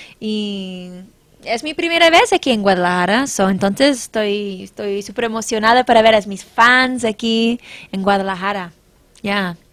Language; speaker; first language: Spanish; non-native, learner; English